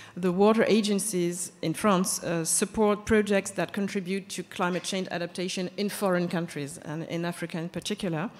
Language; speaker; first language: English; non-native, fluent; French